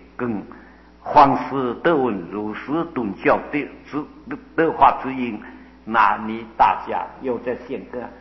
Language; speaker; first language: Chinese; non-native, local second language; Cantonese